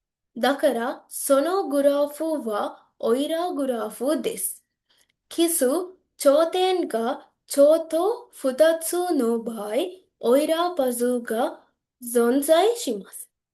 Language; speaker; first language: Japanese; non-native, learner; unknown